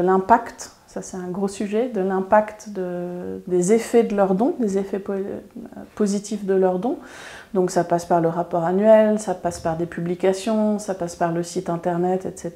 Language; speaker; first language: French; native; French